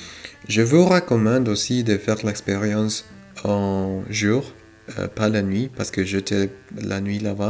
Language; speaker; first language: French; non-native, fluent; Spanish